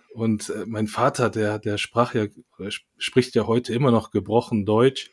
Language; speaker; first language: German; early bilingual, other home language; Korean